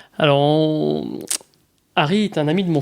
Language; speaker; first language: French; native; French